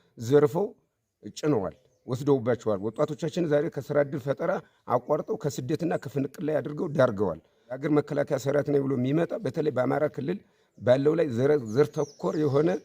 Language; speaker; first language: Amharic; native; Amharic